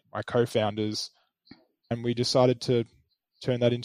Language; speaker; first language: English; native; English